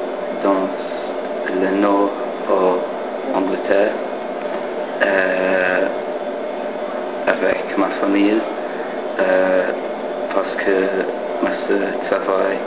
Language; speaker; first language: French; non-native, learner; English